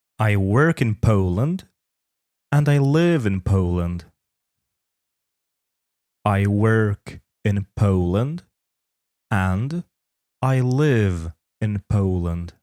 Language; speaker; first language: English; non-native, fluent; Polish